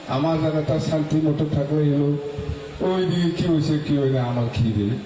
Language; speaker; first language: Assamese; non-native, local second language; Bodo